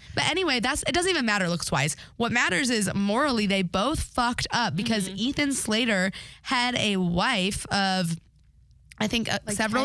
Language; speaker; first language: English; native; English